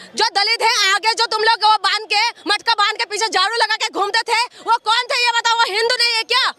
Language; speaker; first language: Hindi; non-native, local second language; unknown